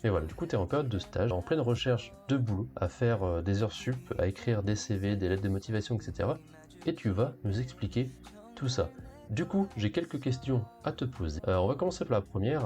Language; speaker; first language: French; native; French